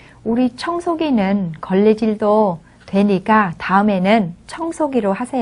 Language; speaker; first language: Korean; non-native, fluent; Vietnamese